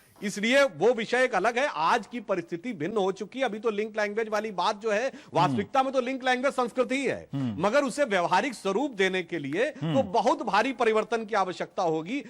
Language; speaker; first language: Hindi; native; Hindi